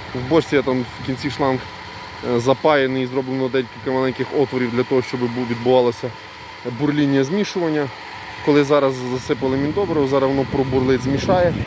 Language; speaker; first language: Ukrainian; native; Ukrainian